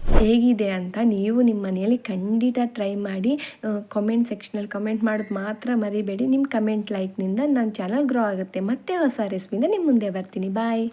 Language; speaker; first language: Kannada; non-native, local second language; Telugu